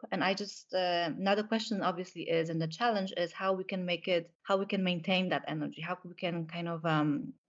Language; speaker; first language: English; non-native, fluent; Polish